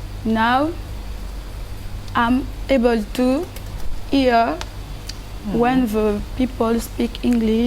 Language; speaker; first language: English; non-native, learner; French